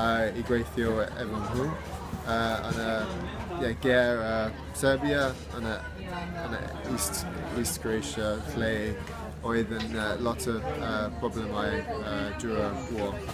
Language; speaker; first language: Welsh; non-native, learner; English